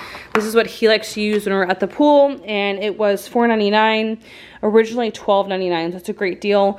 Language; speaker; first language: English; native; English